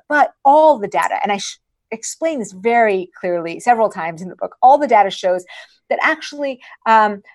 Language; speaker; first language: English; early bilingual, other home language; Persian